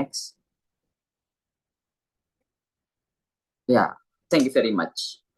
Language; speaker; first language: English; non-native, learner; Indonesian